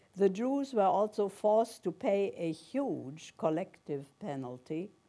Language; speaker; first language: English; early bilingual, other home language; German